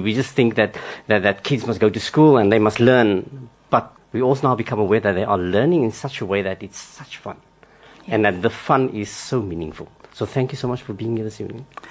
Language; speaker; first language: English; non-native, local second language; Afrikaans